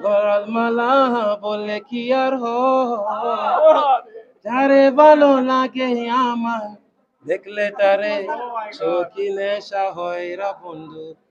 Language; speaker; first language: Bangla; non-native, learner; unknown